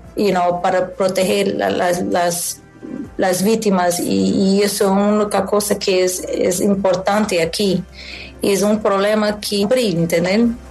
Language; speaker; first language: Spanish; non-native, learner; Portuguese